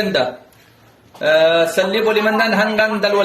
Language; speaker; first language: Filipino; non-native, learner; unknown